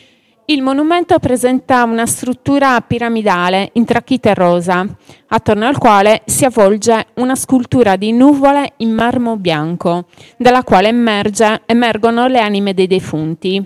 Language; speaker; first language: Italian; native; Italian